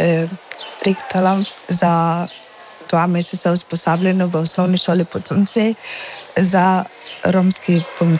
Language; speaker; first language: Slovenian; non-native, local second language; Romany